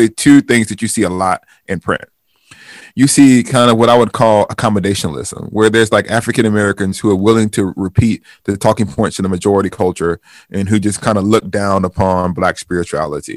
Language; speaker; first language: English; native; English